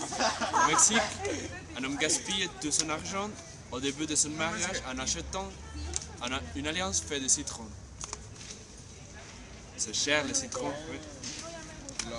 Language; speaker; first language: French; non-native, learner; Spanish